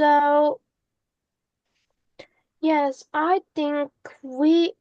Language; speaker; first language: English; non-native, learner; Korean